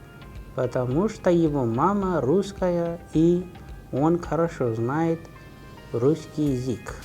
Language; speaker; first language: Russian; non-native, fluent; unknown